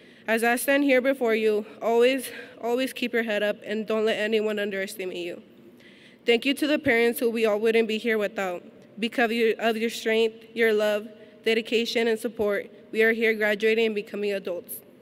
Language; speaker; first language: English; non-native, fluent; Spanish